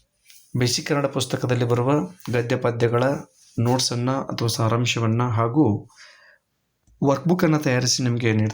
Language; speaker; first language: Kannada; native; Kannada